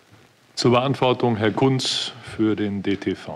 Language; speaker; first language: German; native; German